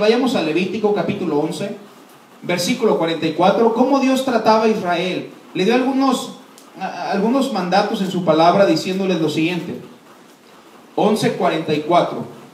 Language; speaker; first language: Spanish; native; Spanish